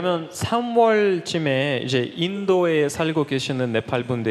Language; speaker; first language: Korean; non-native, fluent; Russian